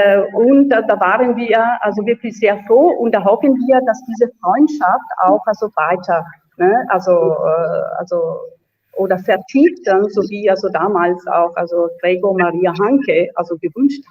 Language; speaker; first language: German; non-native, fluent; Italian